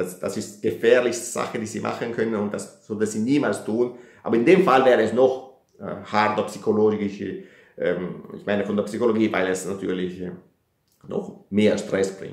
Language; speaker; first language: German; non-native, fluent; Italian